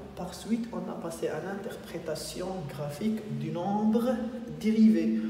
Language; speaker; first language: French; non-native, local second language; Arabic